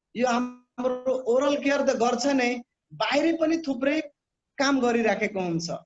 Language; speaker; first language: Nepali; non-native, local second language; Bhojpuri